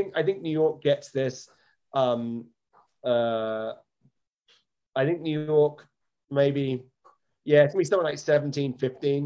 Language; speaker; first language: English; native; English